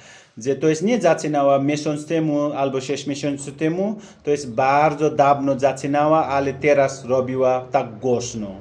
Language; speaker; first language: Polish; non-native, learner; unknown